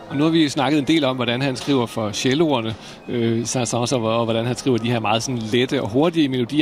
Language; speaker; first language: Danish; native; Danish